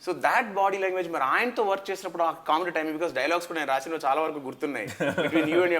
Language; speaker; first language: Telugu; native; Telugu